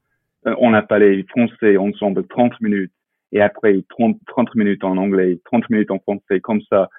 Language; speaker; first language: French; non-native, fluent; English